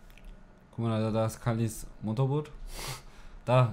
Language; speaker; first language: German; native; German